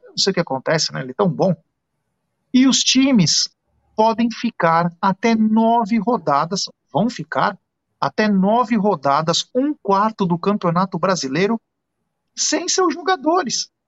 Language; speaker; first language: Portuguese; native; Portuguese